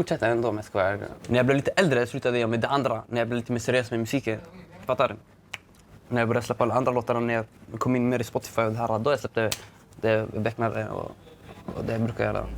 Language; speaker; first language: Swedish; early bilingual, other home language; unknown